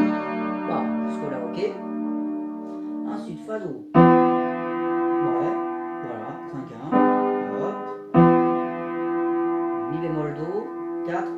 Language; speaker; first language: French; native; French